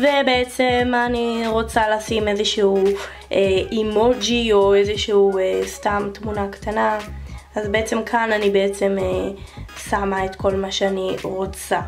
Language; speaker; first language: Hebrew; native; Hebrew